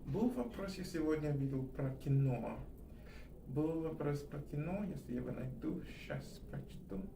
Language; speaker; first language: Russian; non-native, fluent; English